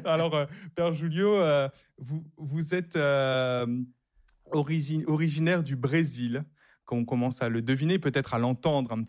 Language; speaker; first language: French; native; French